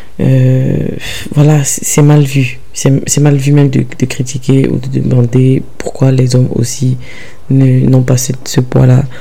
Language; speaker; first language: French; early bilingual, other home language; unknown